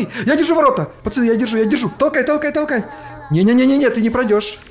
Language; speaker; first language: Russian; native; Russian